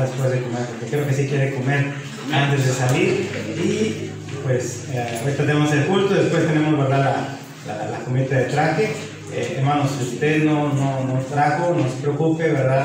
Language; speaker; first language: Spanish; native; Spanish